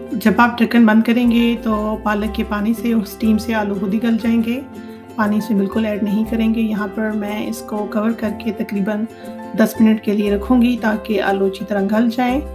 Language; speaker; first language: Urdu; native; Urdu